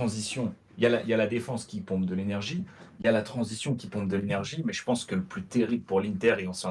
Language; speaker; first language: French; native; French